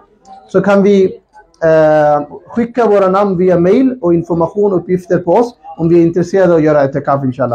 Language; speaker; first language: Swedish; non-native, local second language; Urdu